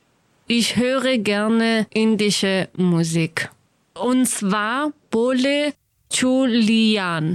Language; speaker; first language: German; non-native, learner; Kurdish